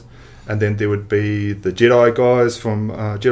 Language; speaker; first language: English; native; English